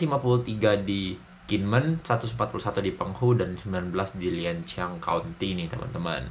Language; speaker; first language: Indonesian; native; Indonesian